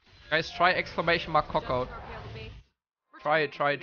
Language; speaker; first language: English; non-native, fluent; German